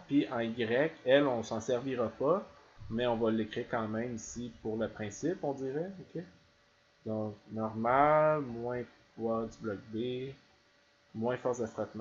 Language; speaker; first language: French; native; French